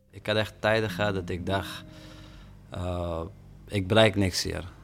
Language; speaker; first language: Dutch; non-native, fluent; Persian